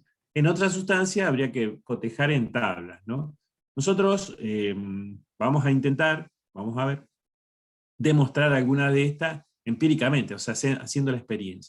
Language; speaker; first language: Spanish; native; Spanish